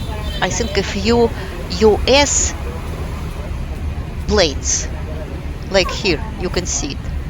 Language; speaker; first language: English; non-native, fluent; Russian